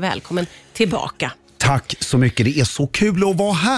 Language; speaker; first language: Swedish; native; Swedish